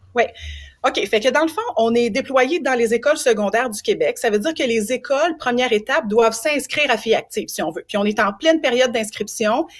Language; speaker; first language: French; native; French